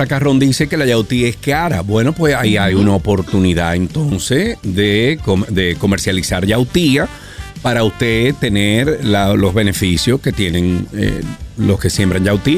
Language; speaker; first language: Spanish; native; Spanish